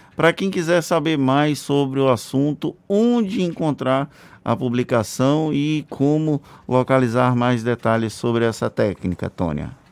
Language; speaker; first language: Portuguese; native; Portuguese